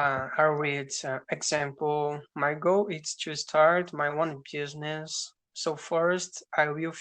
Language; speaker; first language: English; non-native, learner; Portuguese